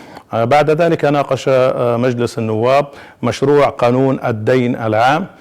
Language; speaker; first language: Arabic; native; Arabic